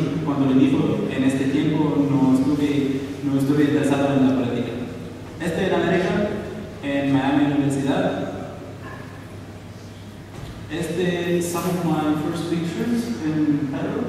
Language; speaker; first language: Spanish; non-native, learner; Arabic